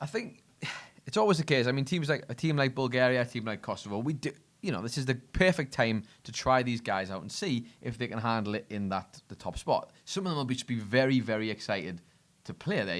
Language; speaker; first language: English; native; English